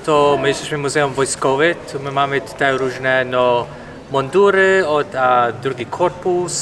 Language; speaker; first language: Polish; early bilingual, other home language; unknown